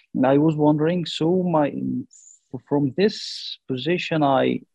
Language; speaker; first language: English; non-native, learner; Arabic